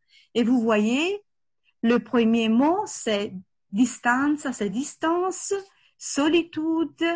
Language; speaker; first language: French; non-native, fluent; Italian